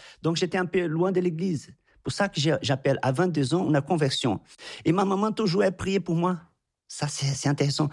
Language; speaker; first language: French; non-native, fluent; Portuguese